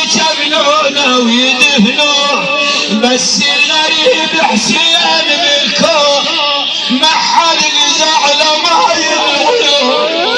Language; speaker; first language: Arabic; native; Arabic